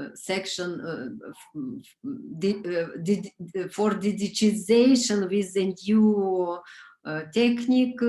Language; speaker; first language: English; non-native, learner; Romanian